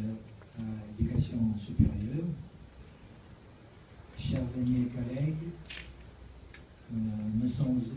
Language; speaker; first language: French; non-native, fluent; Russian